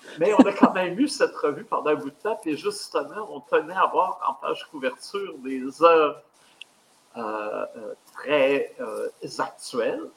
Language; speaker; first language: French; native; French